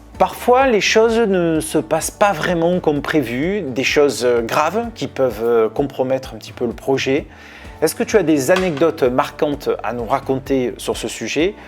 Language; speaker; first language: French; native; French